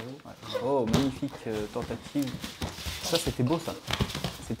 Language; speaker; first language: French; native; French